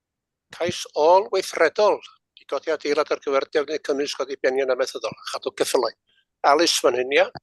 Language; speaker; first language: Welsh; native; Welsh